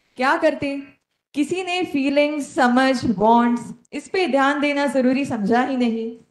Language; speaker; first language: Hindi; non-native, local second language; Konkani